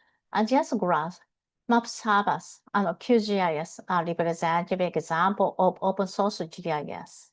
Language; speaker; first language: English; non-native, fluent; Japanese